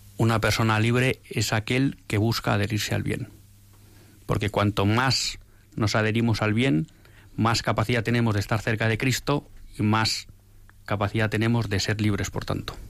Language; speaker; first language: Spanish; native; Spanish